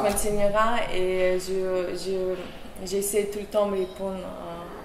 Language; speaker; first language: French; non-native, learner; Russian